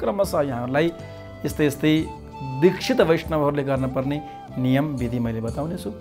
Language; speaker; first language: Nepali; native; Nepali